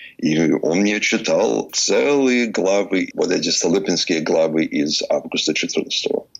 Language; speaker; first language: Russian; early bilingual, heritage; Russian